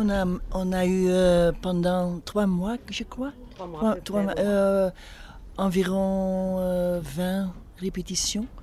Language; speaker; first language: French; non-native, local second language; Dutch